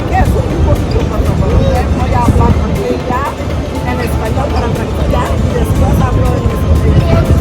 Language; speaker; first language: Spanish; non-native, learner; French